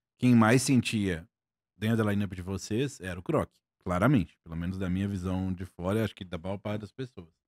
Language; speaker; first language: Portuguese; native; Portuguese